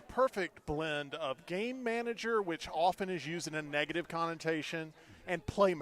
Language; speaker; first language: English; native; English